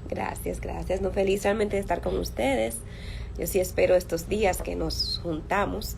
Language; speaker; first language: Spanish; native; Spanish